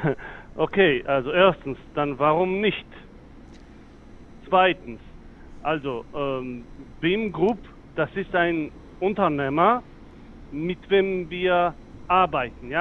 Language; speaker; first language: German; non-native, fluent; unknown